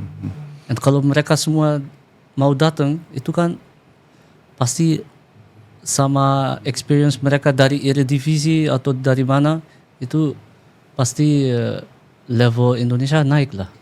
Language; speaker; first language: Indonesian; early bilingual, heritage; Dutch